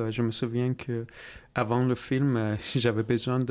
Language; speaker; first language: French; non-native, fluent; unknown